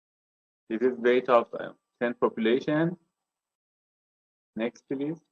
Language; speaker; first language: English; non-native, learner; Persian